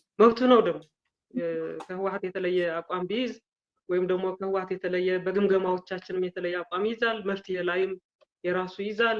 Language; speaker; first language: Amharic; non-native, local second language; Tigrinya